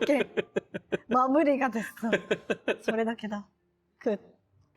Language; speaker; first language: Korean; non-native, fluent; Japanese